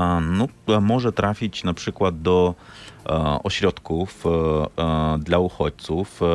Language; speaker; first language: Polish; non-native, fluent; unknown